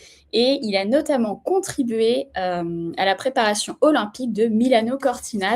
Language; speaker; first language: French; native; French